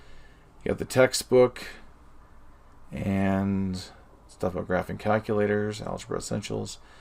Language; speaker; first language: English; native; English